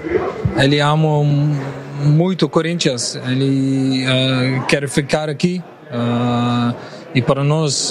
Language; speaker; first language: Portuguese; non-native, learner; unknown